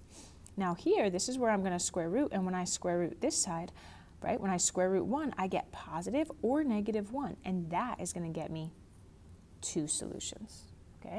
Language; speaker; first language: English; native; English